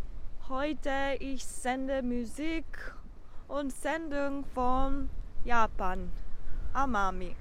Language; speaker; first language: German; non-native, learner; Japanese